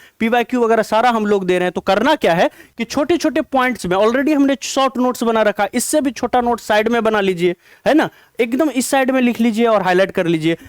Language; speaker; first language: Hindi; native; Hindi